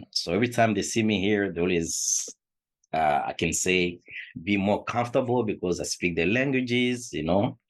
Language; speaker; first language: English; non-native, fluent; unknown